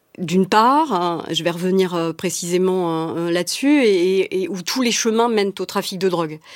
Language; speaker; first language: French; native; French